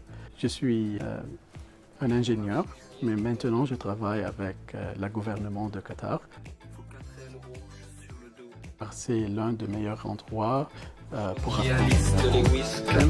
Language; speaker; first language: French; non-native, learner; Arabic